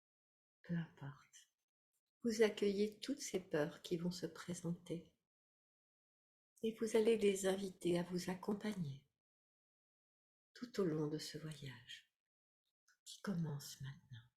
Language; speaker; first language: French; native; French